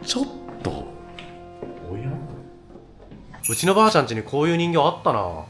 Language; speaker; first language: Japanese; native; Japanese